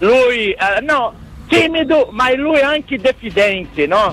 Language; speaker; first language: Italian; non-native, fluent; Portuguese